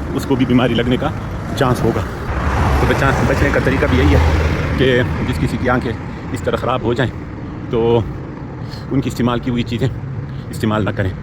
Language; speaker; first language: Urdu; non-native, local second language; Pashto